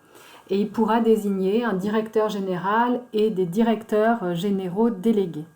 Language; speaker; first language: French; native; French